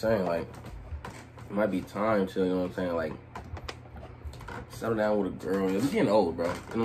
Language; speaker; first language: English; native; English